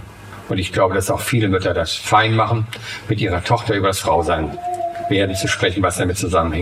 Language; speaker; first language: German; native; German